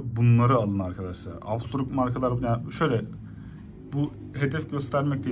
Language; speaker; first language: Turkish; native; Turkish